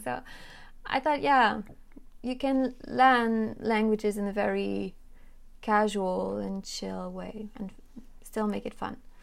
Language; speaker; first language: English; non-native, fluent; French